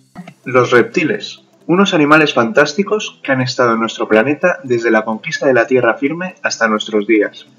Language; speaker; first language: Spanish; native; Spanish